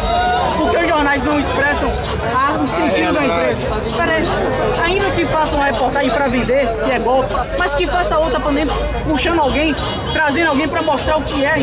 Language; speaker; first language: Portuguese; native; Portuguese